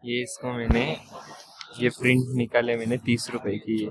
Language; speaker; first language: Hindi; non-native, local second language; Marathi